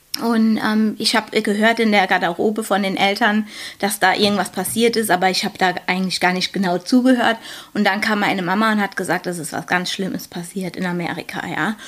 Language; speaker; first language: German; native; German